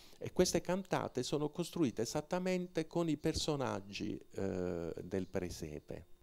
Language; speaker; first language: Italian; native; Italian